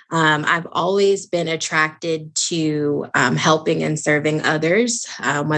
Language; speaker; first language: English; native; English